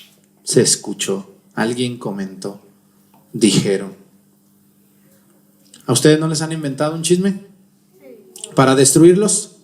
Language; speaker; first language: Spanish; native; Spanish